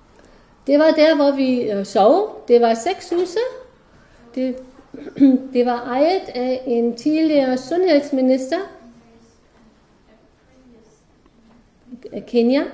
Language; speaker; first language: Danish; non-native, fluent; German